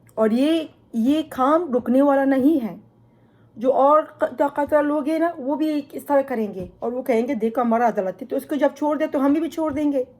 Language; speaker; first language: Urdu; non-native, local second language; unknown